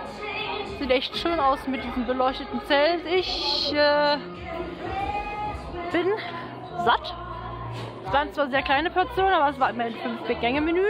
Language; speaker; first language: German; native; German